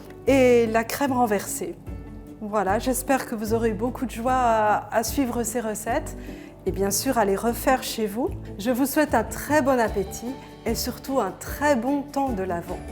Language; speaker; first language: French; native; French